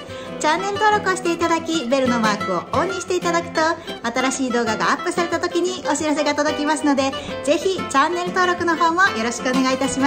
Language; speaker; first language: Japanese; native; Japanese